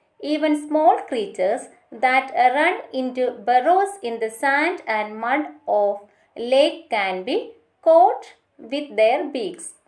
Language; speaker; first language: English; non-native, local second language; Malayalam